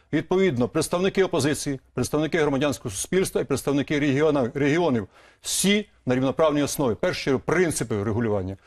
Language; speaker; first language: Ukrainian; native; Ukrainian